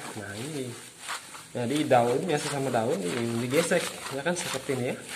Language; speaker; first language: Indonesian; non-native, local second language; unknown